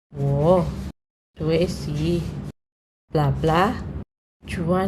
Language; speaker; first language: Chinese; non-native, fluent; Indonesian